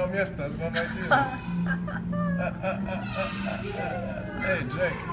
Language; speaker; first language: Russian; non-native, fluent; English